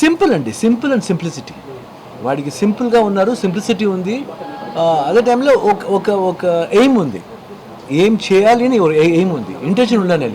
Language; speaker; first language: Telugu; non-native, learner; Kannada